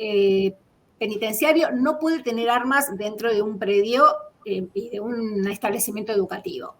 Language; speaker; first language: Spanish; native; Spanish